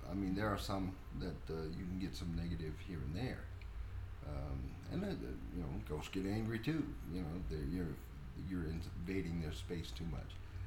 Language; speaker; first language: English; native; English